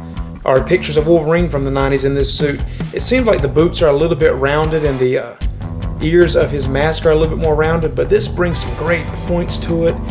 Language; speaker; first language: English; native; English